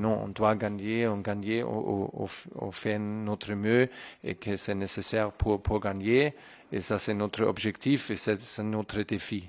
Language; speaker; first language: French; non-native, fluent; German